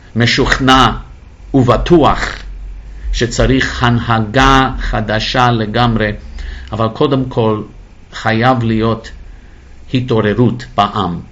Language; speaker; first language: Hebrew; non-native, fluent; English